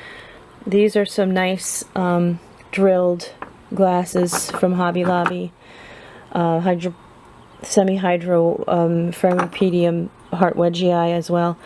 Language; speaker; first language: English; native; English